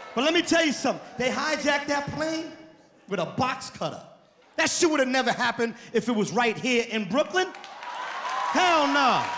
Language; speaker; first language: English; native; English